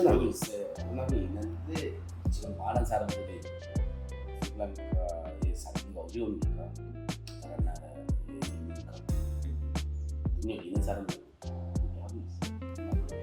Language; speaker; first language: Korean; non-native, fluent; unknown